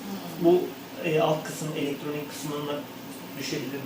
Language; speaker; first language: Turkish; native; Turkish